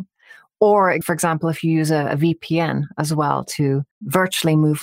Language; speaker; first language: English; native; English